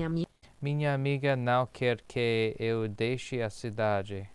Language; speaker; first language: Portuguese; non-native, learner; English